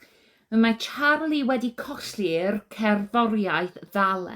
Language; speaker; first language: Welsh; non-native, learner; English